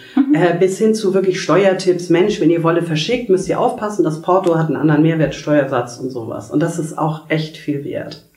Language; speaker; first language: German; native; German